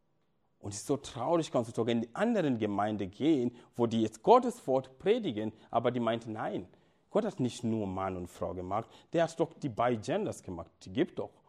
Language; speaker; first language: German; non-native, fluent; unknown